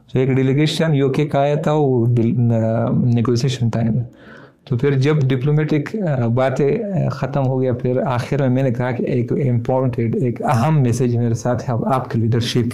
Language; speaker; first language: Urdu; non-native, fluent; Pashto